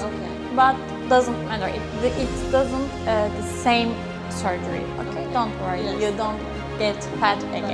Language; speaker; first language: English; non-native, learner; Turkish